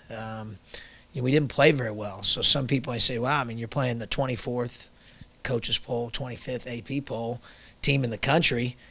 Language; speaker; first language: English; native; English